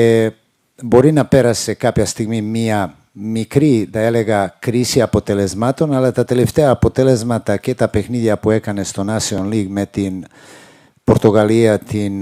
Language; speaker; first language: Greek; non-native, fluent; Serbian